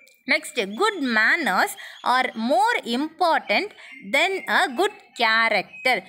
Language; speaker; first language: English; non-native, local second language; Tamil